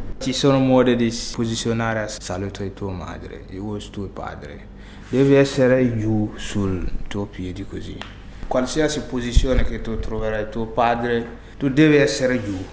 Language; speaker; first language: Italian; non-native, learner; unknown